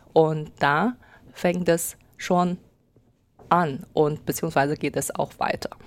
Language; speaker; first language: German; non-native, fluent; Chinese